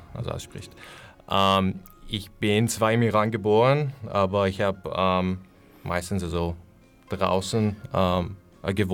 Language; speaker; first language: German; non-native, learner; Persian